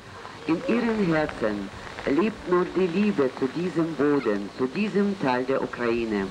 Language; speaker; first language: German; non-native, learner; Russian